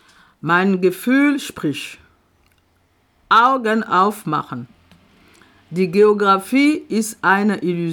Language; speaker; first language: German; non-native, fluent; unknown